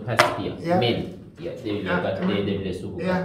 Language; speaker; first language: Danish; non-native, learner; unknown